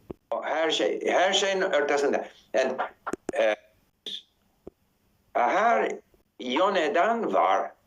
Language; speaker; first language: Turkish; non-native, learner; English